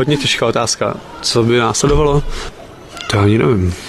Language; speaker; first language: Czech; native; Czech